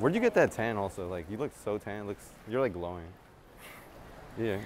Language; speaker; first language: English; early bilingual, other home language; Spanish